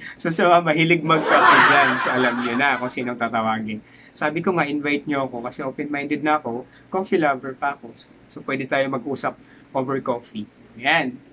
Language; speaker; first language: Filipino; non-native, local second language; Cebuano